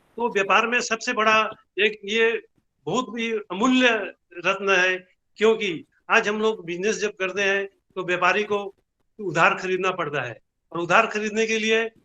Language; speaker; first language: Hindi; non-native, local second language; Bangla